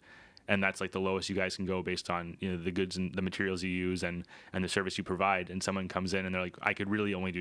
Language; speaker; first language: English; native; English